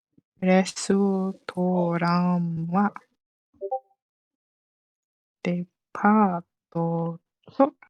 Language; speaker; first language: Japanese; non-native, fluent; Malay